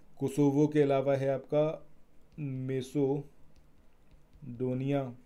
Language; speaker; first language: Hindi; native; Hindi